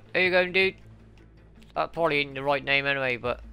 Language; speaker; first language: English; native; English